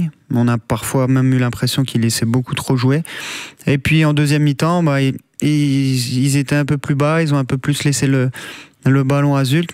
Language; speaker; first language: French; native; French